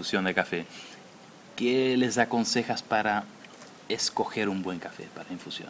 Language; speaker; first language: Spanish; non-native, fluent; Dutch